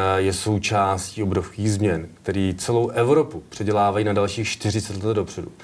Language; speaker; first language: Czech; native; Czech